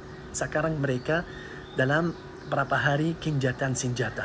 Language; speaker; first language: Indonesian; non-native, learner; Arabic